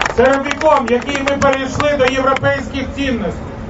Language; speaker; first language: Ukrainian; native; Ukrainian